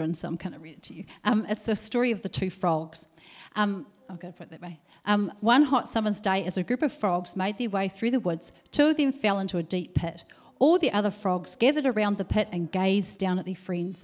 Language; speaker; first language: English; native; English